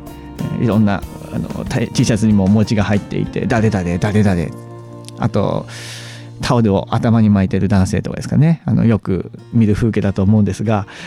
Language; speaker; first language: Japanese; native; Japanese